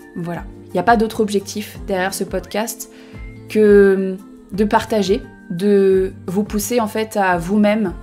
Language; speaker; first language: French; native; French